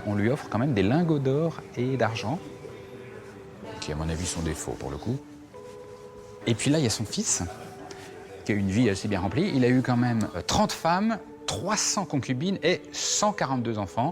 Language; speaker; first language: French; native; French